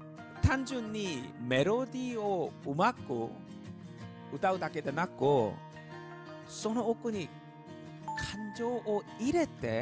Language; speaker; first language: Japanese; non-native, learner; Korean